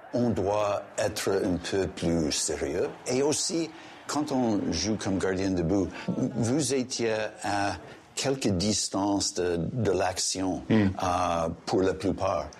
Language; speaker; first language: French; non-native, local second language; English